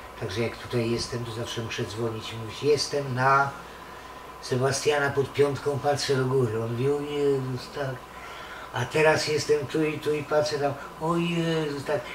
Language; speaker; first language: Polish; native; Polish